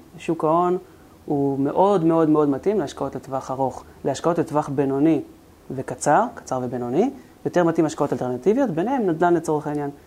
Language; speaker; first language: Hebrew; native; Hebrew